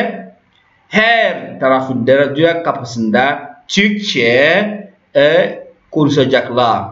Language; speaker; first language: Turkish; non-native, learner; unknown